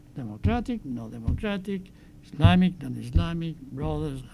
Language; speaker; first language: English; non-native, fluent; Spanish